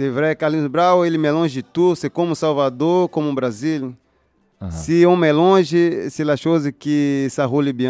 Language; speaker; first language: French; non-native, learner; Portuguese